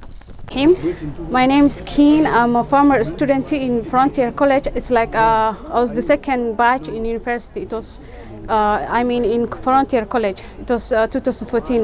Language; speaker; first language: English; non-native, fluent; Somali